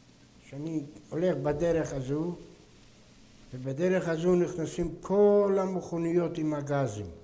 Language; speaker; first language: Hebrew; non-native, fluent; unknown